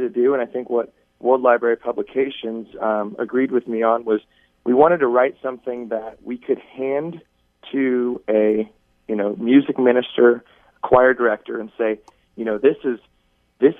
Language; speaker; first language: English; native; English